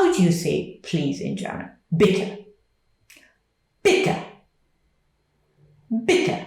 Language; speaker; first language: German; non-native, fluent; English